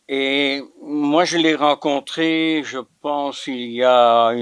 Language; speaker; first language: French; non-native, local second language; Dutch